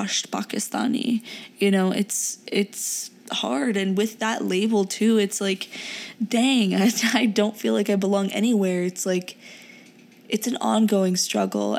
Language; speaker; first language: English; early bilingual, other home language; Urdu